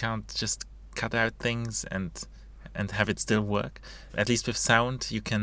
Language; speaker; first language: English; non-native, fluent; Luxembourgish